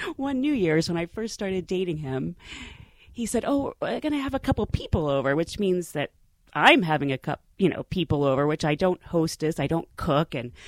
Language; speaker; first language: English; native; English